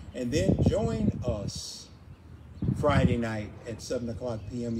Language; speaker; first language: English; native; English